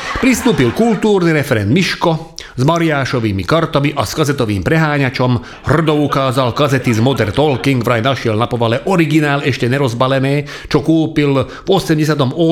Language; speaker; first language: Slovak; non-native, local second language; Hungarian